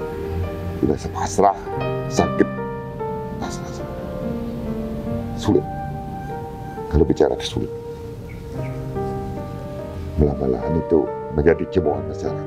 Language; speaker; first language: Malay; non-native, local second language; Balinese